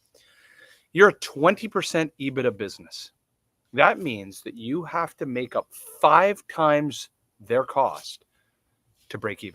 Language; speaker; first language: English; native; English